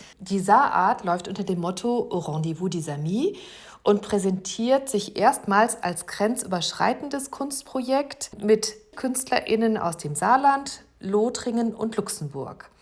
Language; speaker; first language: German; native; German